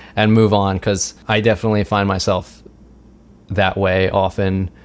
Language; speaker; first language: English; native; English